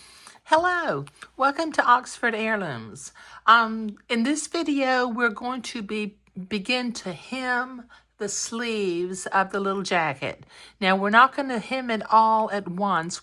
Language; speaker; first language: English; native; English